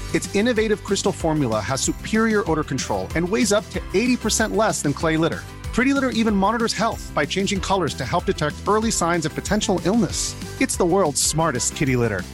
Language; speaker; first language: English; early bilingual, other home language; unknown